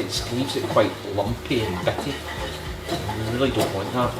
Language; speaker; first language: English; native; English